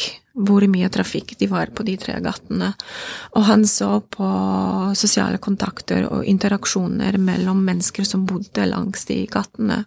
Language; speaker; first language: Norwegian; non-native, fluent; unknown